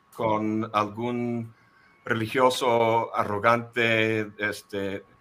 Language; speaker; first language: Spanish; non-native, fluent; English